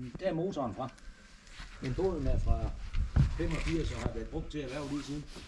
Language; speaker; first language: Danish; native; Danish